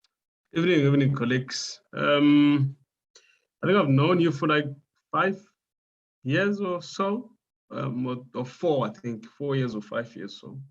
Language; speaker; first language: English; non-native, local second language; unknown